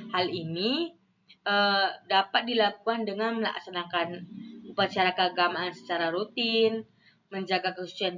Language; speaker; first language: Indonesian; non-native, local second language; Balinese